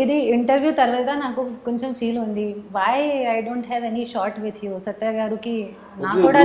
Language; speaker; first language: Telugu; non-native, learner; Hindi